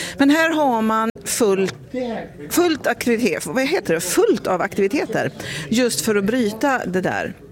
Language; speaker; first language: Swedish; native; Swedish